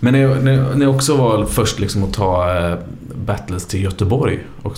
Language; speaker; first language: Swedish; native; Swedish